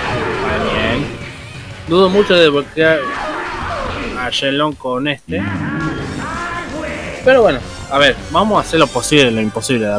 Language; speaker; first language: Spanish; native; Spanish